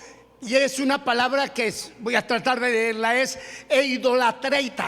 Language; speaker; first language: Spanish; native; Spanish